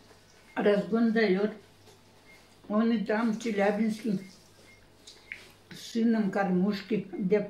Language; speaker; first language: Russian; native; Russian